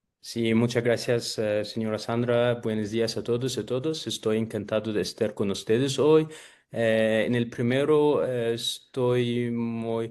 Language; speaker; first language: Spanish; non-native, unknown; Arabic